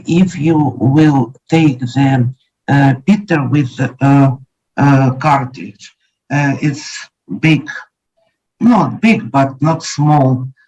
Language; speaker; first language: English; non-native, learner; Ukrainian